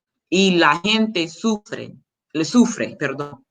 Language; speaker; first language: Spanish; non-native, learner; English